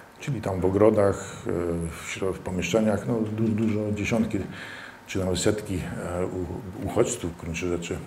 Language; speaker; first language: Polish; early bilingual, heritage; Polish